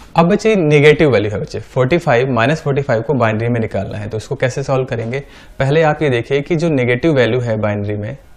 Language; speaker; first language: Hindi; native; Hindi